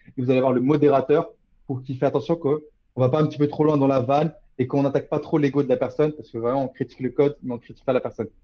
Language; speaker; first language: French; native; French